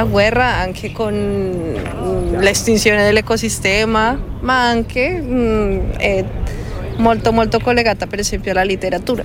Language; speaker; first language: Italian; non-native, fluent; Spanish